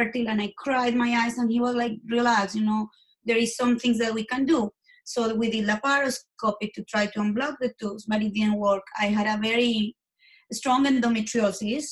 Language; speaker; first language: English; non-native, fluent; Spanish